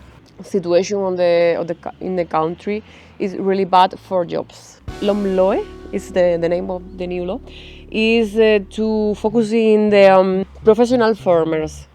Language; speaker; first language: English; non-native, learner; Spanish